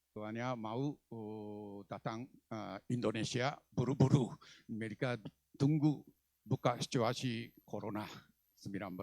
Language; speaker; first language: Indonesian; non-native, learner; Japanese